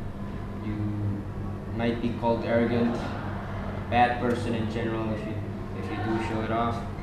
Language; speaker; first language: English; non-native, fluent; Indonesian